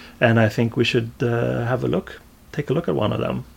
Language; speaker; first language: English; non-native, fluent; Swedish